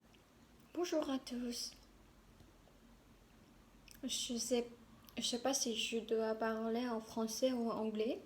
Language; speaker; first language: French; non-native, learner; Korean